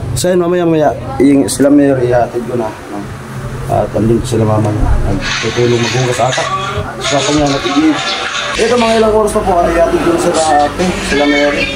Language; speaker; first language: Filipino; non-native, local second language; Bikol